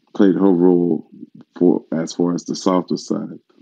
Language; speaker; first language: English; native; English